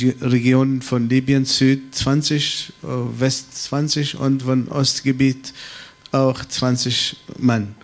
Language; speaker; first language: German; non-native, fluent; Arabic